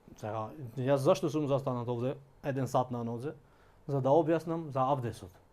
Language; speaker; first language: Macedonian; non-native, local second language; Albanian